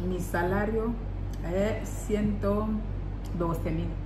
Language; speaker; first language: Spanish; non-native, learner; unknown